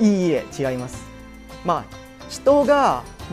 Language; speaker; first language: Japanese; non-native, fluent; Cantonese